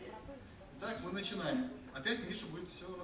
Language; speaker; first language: Russian; native; Russian